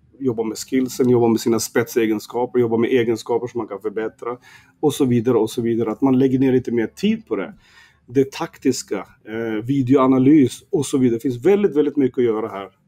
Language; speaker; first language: Swedish; early bilingual, other home language; Kurdish